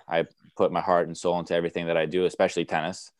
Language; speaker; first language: English; early bilingual, other home language; Romanian